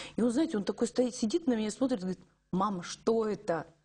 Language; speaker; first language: Russian; native; Russian